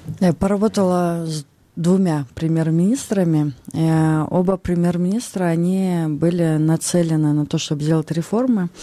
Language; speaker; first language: Russian; non-native, local second language; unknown